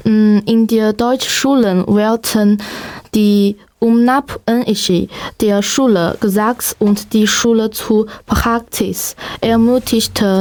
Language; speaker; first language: German; non-native, learner; Chinese